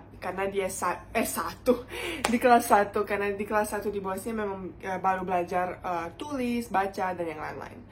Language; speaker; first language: Indonesian; non-native, fluent; Bosnian